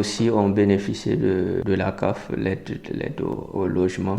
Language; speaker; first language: French; non-native, local second language; Hausa